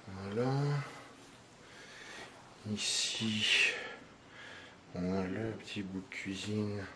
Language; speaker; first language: French; native; French